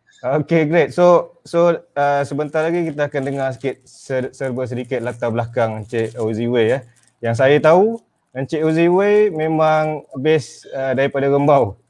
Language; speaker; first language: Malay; native; Malay